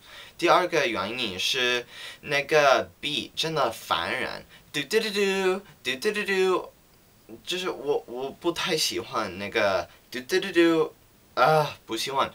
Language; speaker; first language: Chinese; non-native, learner; English